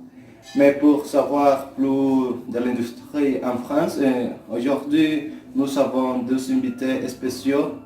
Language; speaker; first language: French; non-native, learner; Spanish